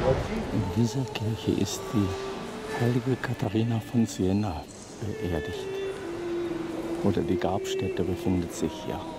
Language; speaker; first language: German; native; German